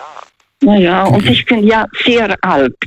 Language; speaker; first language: German; non-native, fluent; Russian